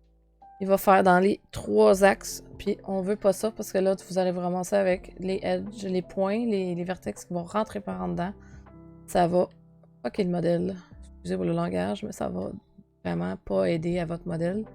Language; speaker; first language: French; native; French